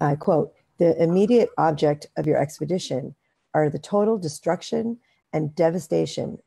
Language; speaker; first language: English; native; English